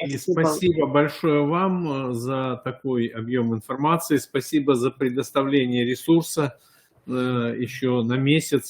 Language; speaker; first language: Russian; native; Russian